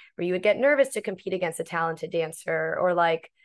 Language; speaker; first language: English; native; English